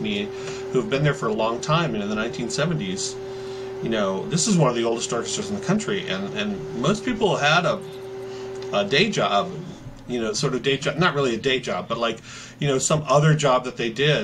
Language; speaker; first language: English; native; English